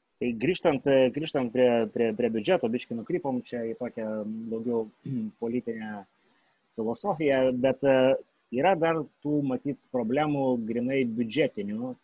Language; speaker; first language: Lithuanian; native; Lithuanian